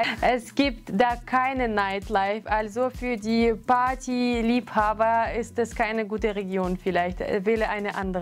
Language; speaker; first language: German; non-native, fluent; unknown